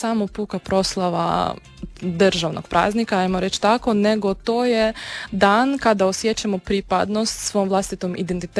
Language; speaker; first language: Croatian; non-native, fluent; Ukrainian